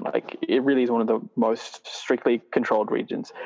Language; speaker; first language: English; non-native, fluent; Arabic